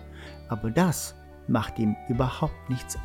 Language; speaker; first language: German; native; German